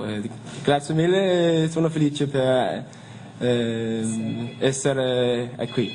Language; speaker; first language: Italian; non-native, learner; Danish